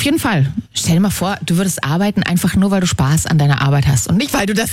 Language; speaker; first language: German; native; German